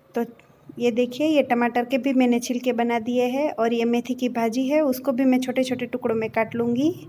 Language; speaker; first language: Hindi; non-native, local second language; Gujarati